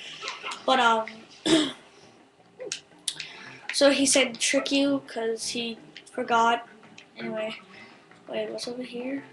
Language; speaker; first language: English; native; English